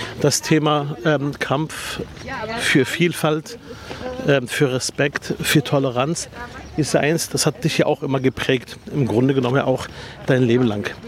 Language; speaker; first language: German; early bilingual, other home language; Arabic